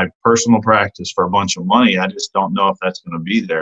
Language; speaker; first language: English; native; English